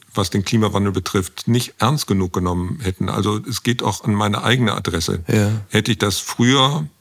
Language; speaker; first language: German; native; German